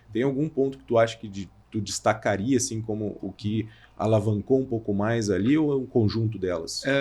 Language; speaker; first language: Portuguese; native; Portuguese